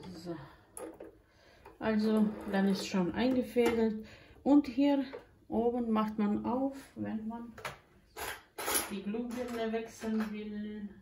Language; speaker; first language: German; non-native, fluent; Croatian